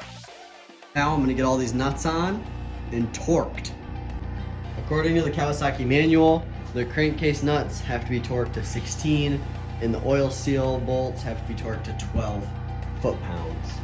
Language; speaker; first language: English; native; English